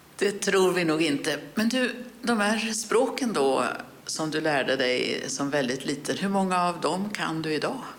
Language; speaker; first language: Swedish; native; Swedish